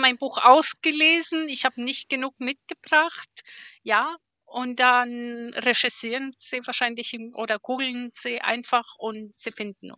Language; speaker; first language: German; early bilingual, heritage; German